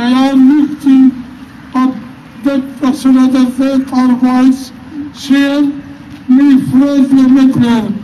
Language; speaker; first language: Norwegian; non-native, fluent; Arabic